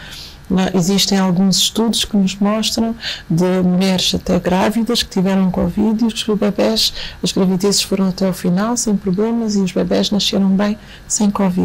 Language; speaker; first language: Portuguese; native; Portuguese